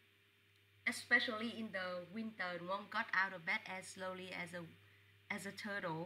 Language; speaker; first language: English; non-native, fluent; Vietnamese